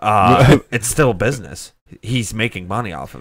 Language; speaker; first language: English; native; English